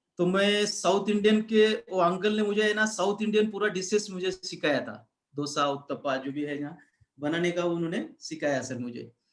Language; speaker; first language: Hindi; non-native, local second language; Marathi